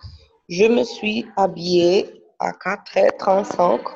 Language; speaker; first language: French; non-native, learner; Portuguese